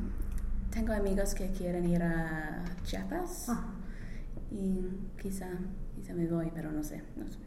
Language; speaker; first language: Spanish; non-native, learner; English